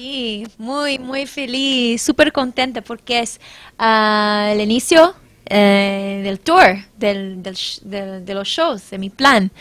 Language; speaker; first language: Spanish; non-native, learner; English